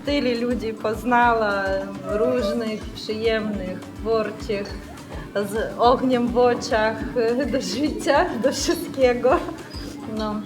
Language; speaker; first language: Polish; non-native, learner; Ukrainian